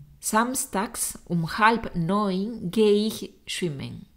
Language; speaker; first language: German; non-native, fluent; Spanish